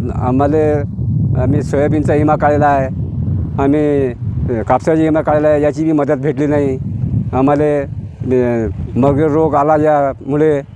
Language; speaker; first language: Marathi; native; Marathi